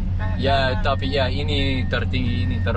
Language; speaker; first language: Indonesian; non-native, learner; English